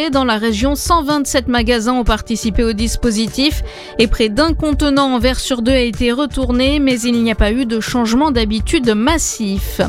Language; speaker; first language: French; native; French